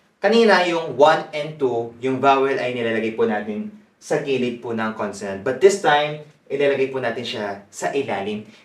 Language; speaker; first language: Filipino; non-native, fluent; Korean